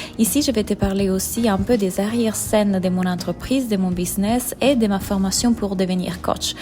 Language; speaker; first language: French; non-native, fluent; Italian